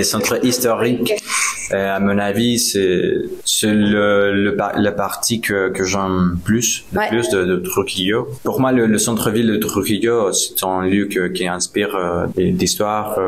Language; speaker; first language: French; non-native, learner; Spanish